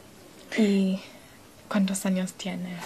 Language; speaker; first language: Spanish; non-native, learner; English